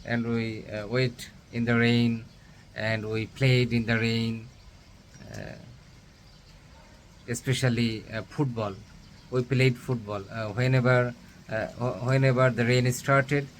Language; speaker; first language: English; non-native, learner; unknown